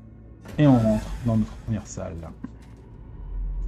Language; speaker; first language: French; native; French